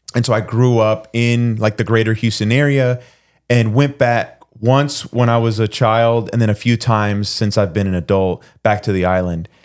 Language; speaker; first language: English; early bilingual, other home language; Spanish